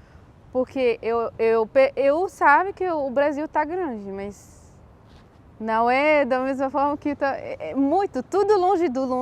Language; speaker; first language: Portuguese; non-native, fluent; Arabic